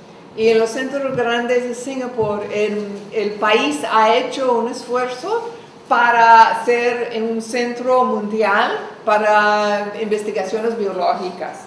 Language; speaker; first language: Spanish; non-native, fluent; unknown